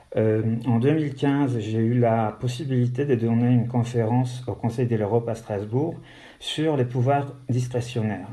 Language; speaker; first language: French; non-native, fluent; Polish